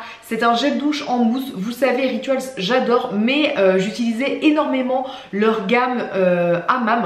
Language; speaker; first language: French; native; French